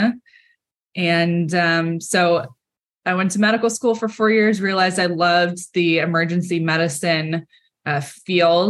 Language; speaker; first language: English; native; English